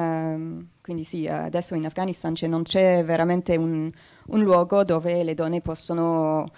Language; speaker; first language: Italian; non-native, fluent; French